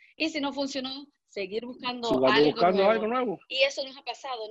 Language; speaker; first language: Spanish; native; Spanish